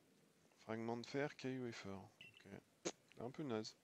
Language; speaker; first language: French; native; French